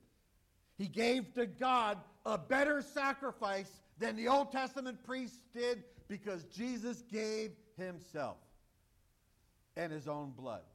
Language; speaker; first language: English; native; English